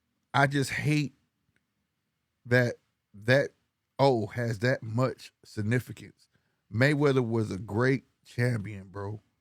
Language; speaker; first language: English; native; English